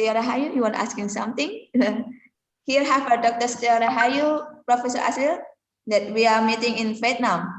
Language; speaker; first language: English; non-native, learner; Indonesian